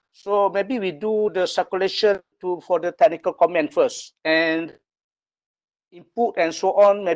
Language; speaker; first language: English; non-native, local second language; Malay